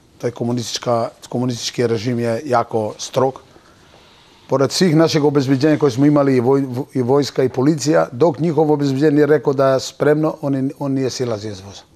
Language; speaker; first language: Bosnian; non-native, local second language; Turkish